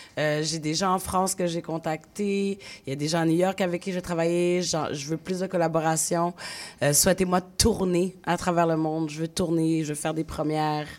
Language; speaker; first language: French; early bilingual, other home language; Haitian Creole